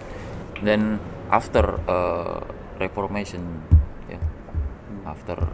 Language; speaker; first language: English; non-native, learner; Indonesian